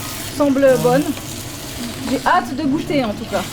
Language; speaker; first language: French; native; French